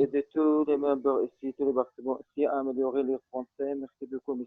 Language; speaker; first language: French; non-native, learner; Arabic